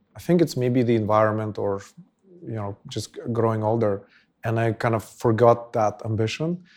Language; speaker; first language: English; non-native, fluent; Russian